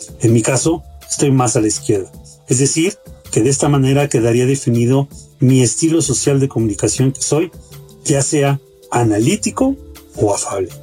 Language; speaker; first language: Spanish; native; Spanish